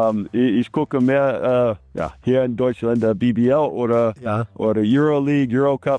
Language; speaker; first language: German; non-native, learner; English